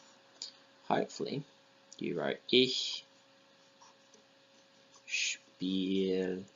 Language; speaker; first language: German; non-native, fluent; English